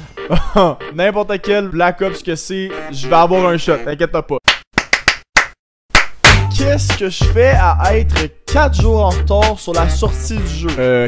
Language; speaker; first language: French; native; French